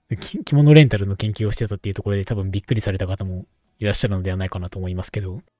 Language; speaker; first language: Japanese; native; Japanese